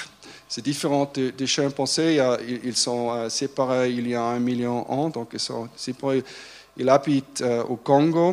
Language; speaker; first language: French; non-native, fluent; German